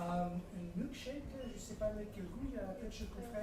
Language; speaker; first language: French; non-native, learner; German